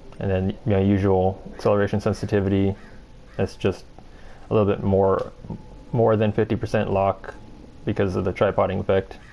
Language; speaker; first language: English; native; English